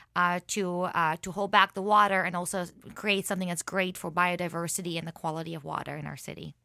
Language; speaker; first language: English; early bilingual, other home language; Hebrew